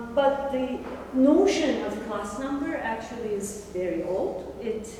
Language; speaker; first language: English; non-native, fluent; Turkish